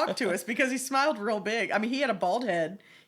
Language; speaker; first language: English; native; English